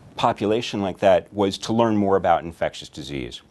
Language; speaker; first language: English; native; English